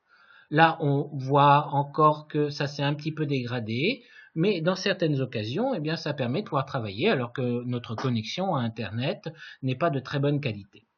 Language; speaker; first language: French; native; French